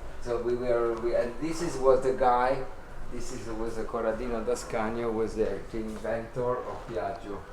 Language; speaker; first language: English; non-native, fluent; Italian